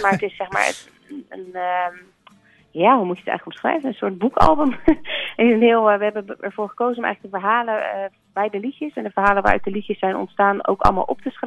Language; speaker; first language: Dutch; native; Dutch